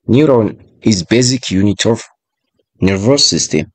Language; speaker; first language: English; non-native, local second language; Amharic